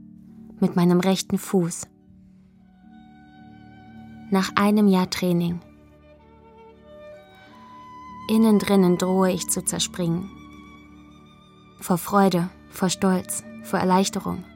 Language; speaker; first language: German; native; German